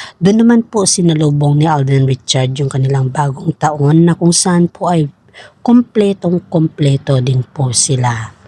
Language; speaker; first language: Filipino; native; Filipino